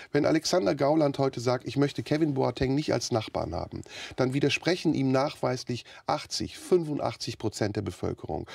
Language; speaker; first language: German; early bilingual, other home language; Turkish